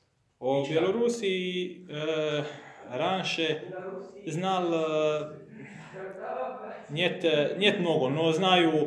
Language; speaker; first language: Russian; non-native, learner; Croatian